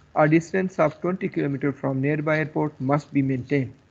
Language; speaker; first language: English; non-native, local second language; Urdu